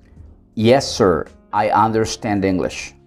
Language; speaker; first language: English; non-native, fluent; Spanish